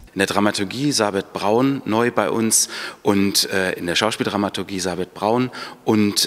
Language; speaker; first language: German; native; German